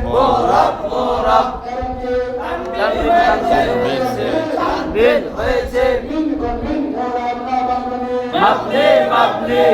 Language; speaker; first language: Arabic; non-native, learner; Bangla